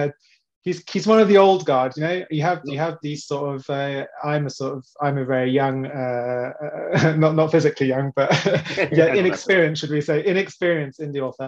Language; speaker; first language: English; native; English